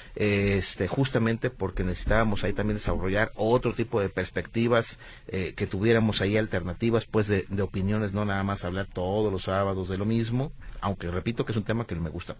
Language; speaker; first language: Spanish; native; Spanish